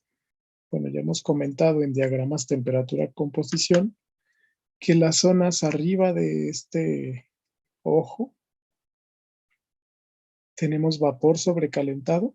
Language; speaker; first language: Spanish; native; Spanish